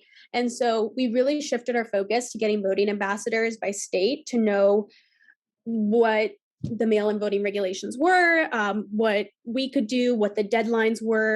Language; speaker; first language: English; native; English